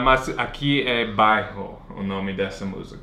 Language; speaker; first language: Portuguese; non-native, fluent; English